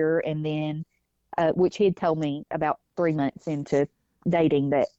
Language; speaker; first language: English; native; English